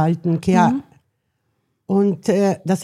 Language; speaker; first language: German; non-native, learner; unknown